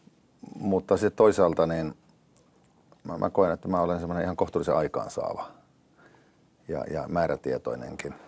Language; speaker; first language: Finnish; native; Finnish